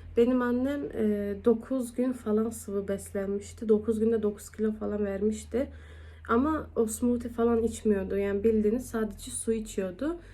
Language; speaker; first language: Turkish; early bilingual, heritage; Turkish